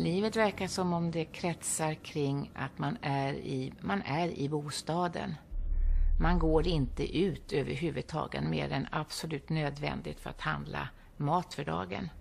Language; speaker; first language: Swedish; native; Swedish